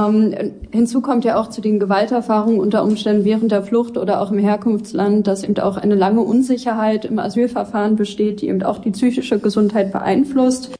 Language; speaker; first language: German; native; German